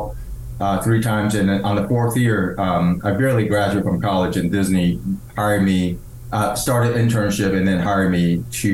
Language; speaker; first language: English; early bilingual, other home language; Chinese